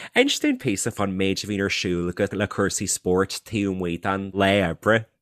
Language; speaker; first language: Irish; native; Irish